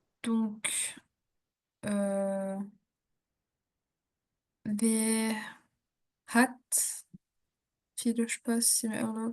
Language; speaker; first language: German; non-native, learner; French